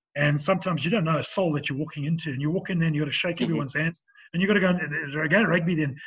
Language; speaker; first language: English; native; English